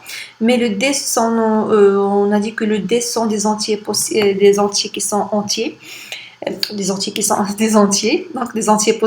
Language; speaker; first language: French; non-native, local second language; Arabic